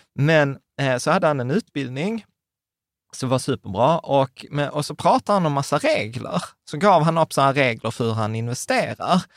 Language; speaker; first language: Swedish; early bilingual, other home language; Czech